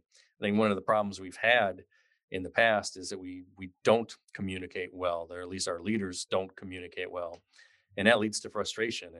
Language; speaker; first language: English; native; English